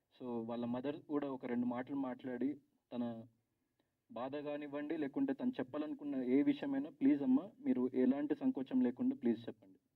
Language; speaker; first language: Telugu; native; Telugu